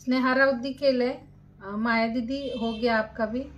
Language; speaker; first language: Hindi; non-native, local second language; Marathi